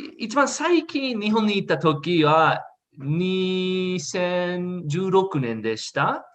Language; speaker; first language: Japanese; non-native, learner; English